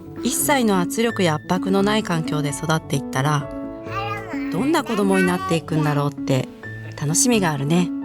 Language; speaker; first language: Japanese; native; Japanese